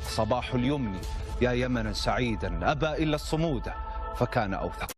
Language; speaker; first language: Arabic; native; Arabic